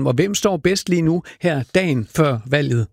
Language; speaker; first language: Danish; native; Danish